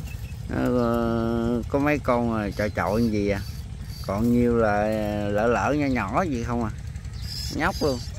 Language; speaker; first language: Vietnamese; native; Vietnamese